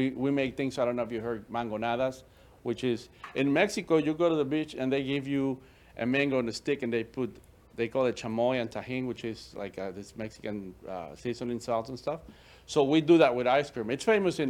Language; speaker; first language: English; native; English